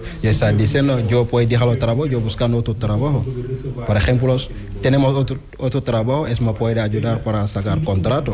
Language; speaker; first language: Spanish; non-native, learner; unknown